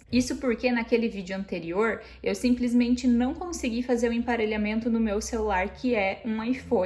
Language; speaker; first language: Portuguese; native; Portuguese